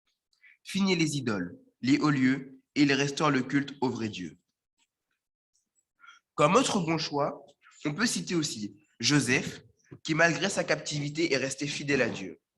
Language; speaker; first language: French; native; French